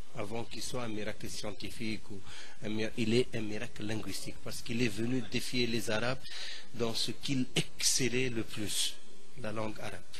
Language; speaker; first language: French; non-native, local second language; Arabic